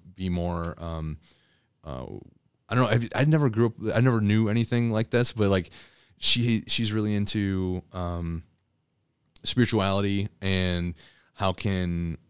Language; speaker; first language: English; native; English